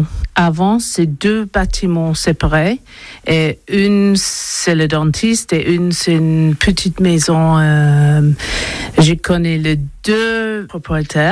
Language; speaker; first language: French; non-native, learner; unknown